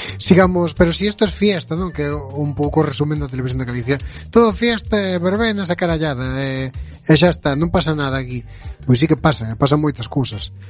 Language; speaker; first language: Galician; native; Galician